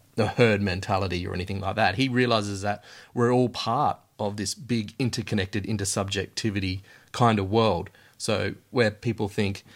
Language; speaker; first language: English; native; English